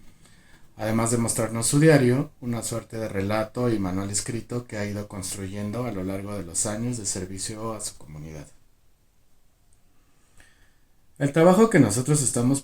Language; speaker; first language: Spanish; native; Spanish